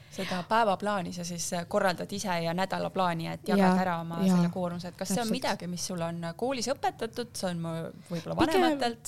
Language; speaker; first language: Estonian; native; Estonian